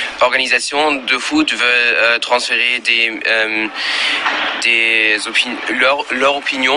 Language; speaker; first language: French; non-native, learner; German